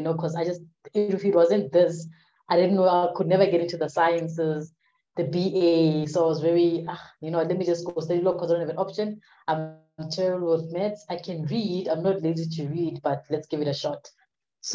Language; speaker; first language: English; non-native, local second language; Southern Sotho